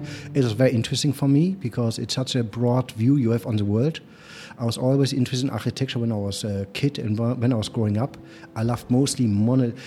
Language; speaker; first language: English; non-native, fluent; German